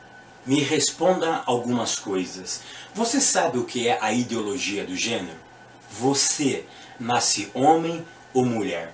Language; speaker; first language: Portuguese; native; Portuguese